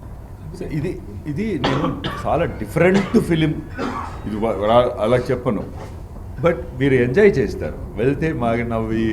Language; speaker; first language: Telugu; non-native, learner; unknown